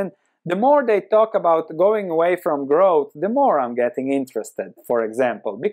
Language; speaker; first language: English; non-native, fluent; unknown